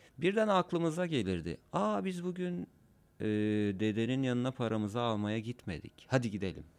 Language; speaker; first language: Turkish; non-native, local second language; Kurdish